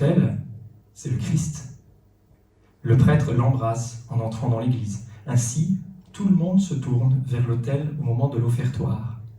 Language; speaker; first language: French; native; French